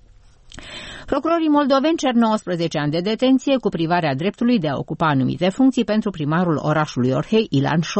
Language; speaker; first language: Romanian; native; Romanian